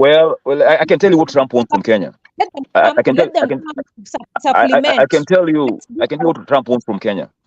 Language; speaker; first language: English; non-native, local second language; Swahili